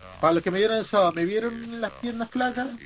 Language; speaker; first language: Spanish; native; Spanish